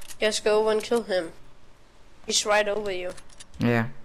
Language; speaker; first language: English; non-native, fluent; Danish